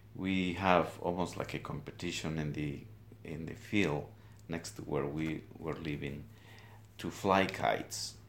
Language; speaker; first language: English; non-native, fluent; Spanish